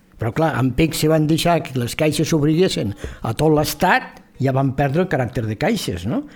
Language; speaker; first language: Catalan; native; Catalan